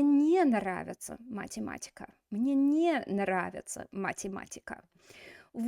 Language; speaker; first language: Russian; non-native, fluent; English